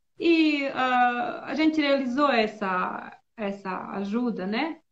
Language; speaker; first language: Portuguese; non-native, learner; Bosnian